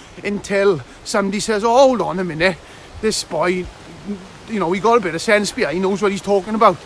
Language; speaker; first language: English; native; English